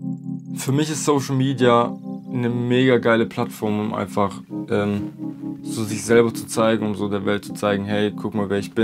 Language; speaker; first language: German; native; German